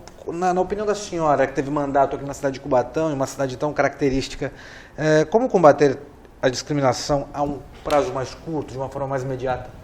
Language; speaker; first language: Portuguese; native; Portuguese